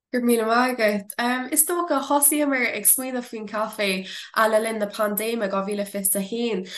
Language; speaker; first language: Irish; non-native, local second language; English